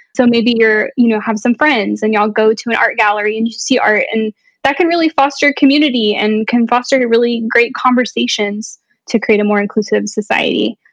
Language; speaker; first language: English; native; English